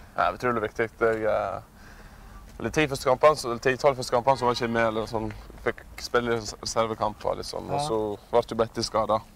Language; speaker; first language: Norwegian; native; Norwegian